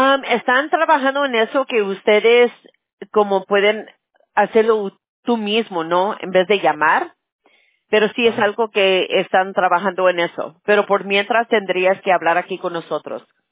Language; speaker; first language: Spanish; early bilingual, heritage; Spanish